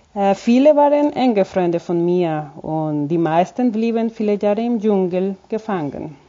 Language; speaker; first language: German; non-native, fluent; Spanish